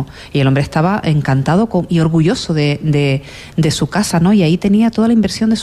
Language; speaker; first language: Spanish; native; Spanish